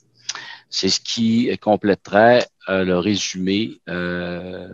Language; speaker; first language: French; native; French